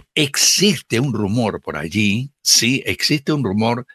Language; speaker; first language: Spanish; native; Spanish